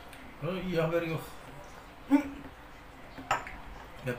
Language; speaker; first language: Turkish; native; Turkish